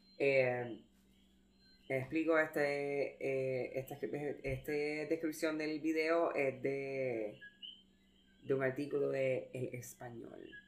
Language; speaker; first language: Spanish; early bilingual, heritage; Spanish